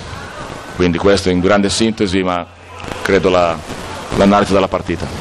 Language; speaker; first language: Italian; native; Italian